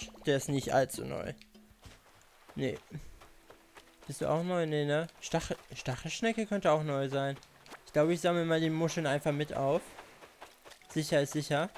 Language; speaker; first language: German; native; German